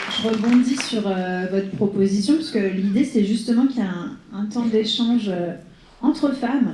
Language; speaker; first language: French; native; French